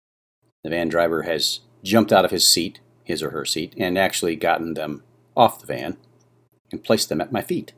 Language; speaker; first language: English; native; English